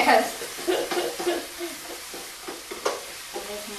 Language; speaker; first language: English; non-native, learner; Thai